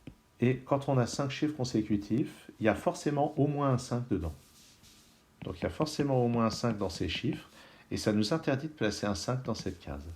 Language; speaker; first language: French; native; French